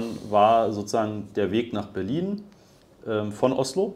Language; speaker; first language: German; native; German